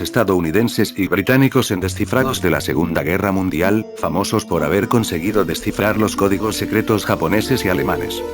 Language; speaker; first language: Spanish; native; Spanish